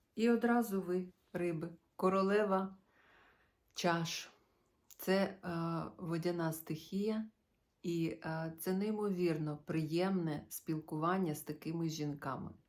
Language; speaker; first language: Ukrainian; non-native, local second language; Russian